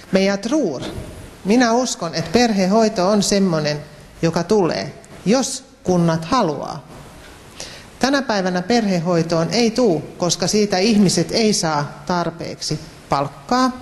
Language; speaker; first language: Finnish; non-native, local second language; Swedish